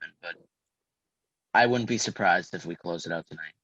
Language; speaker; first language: English; native; English